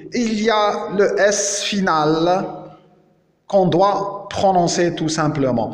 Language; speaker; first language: French; non-native, local second language; Arabic